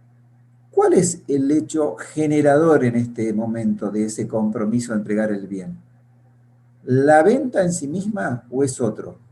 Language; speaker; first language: Spanish; native; Spanish